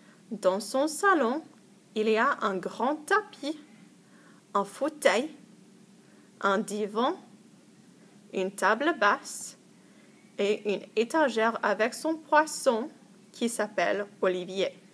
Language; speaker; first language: French; non-native, fluent; English